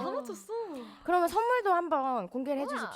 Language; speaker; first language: Korean; native; Korean